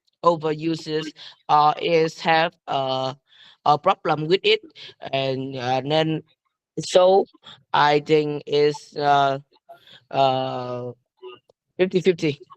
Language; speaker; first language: English; non-native, learner; Vietnamese